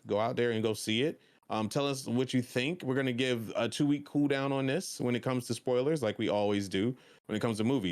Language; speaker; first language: English; native; English